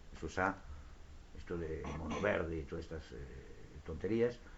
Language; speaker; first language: Spanish; non-native, local second language; Galician